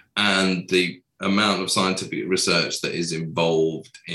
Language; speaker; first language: English; native; English